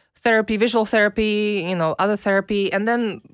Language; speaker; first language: English; non-native, fluent; Russian